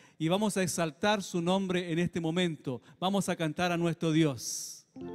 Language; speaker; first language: Spanish; native; Spanish